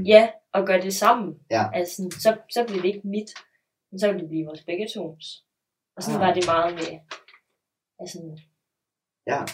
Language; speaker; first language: Danish; native; Danish